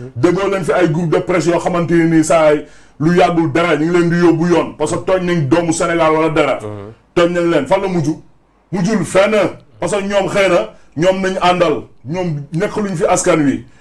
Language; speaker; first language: Wolof; native; Wolof